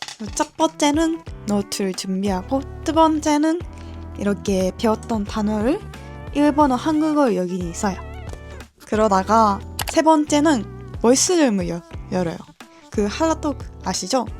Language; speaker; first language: Korean; non-native, learner; Japanese